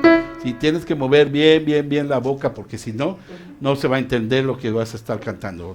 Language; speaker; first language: Spanish; native; Spanish